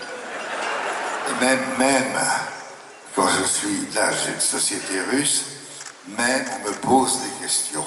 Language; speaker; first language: French; native; French